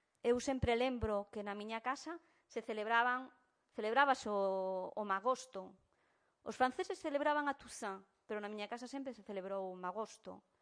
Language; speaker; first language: Galician; early bilingual, heritage; Galician